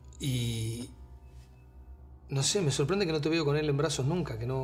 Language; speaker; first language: Spanish; native; Spanish